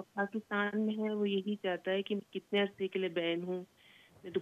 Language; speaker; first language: Hindi; native; Hindi